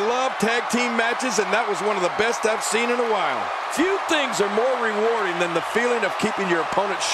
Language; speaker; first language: English; native; English